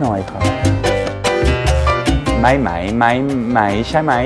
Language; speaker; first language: Thai; non-native, learner; Dutch